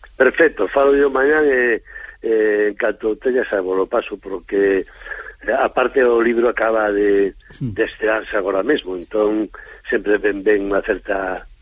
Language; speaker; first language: Galician; native; Galician